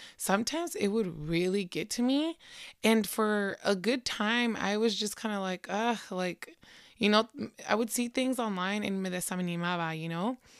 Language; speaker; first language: English; early bilingual, other home language; Spanish